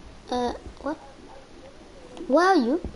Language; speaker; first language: English; non-native, learner; French